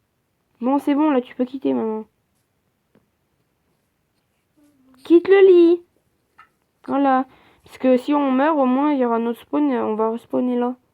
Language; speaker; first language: French; native; French